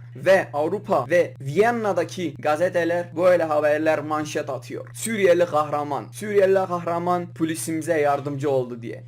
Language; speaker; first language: Turkish; non-native, local second language; Kurdish